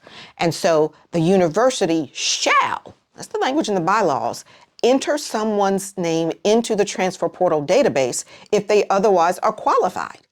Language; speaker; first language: English; native; English